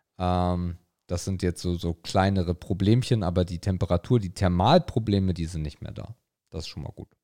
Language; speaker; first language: German; native; German